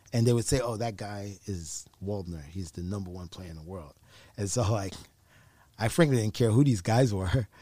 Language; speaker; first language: English; native; English